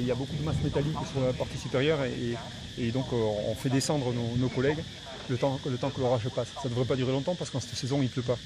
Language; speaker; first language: French; native; French